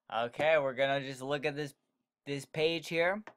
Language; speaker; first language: English; native; English